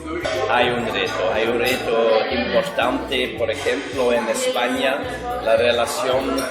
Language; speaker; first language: Spanish; non-native, fluent; Dutch